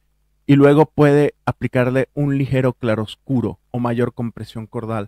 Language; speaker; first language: Spanish; native; Spanish